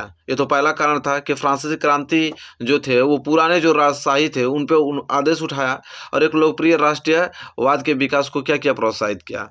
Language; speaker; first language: Hindi; native; Hindi